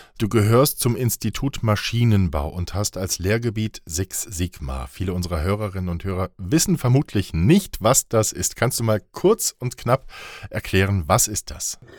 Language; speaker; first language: German; native; German